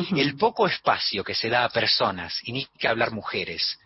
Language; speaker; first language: Spanish; native; Spanish